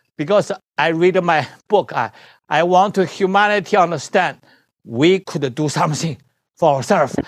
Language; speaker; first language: English; non-native, learner; Chinese